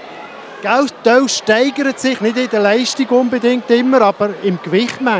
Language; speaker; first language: German; native; German